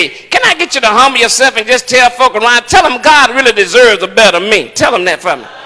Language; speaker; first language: English; native; English